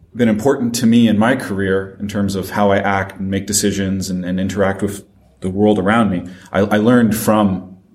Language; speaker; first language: English; non-native, fluent; French